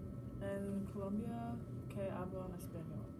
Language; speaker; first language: Spanish; non-native, learner; English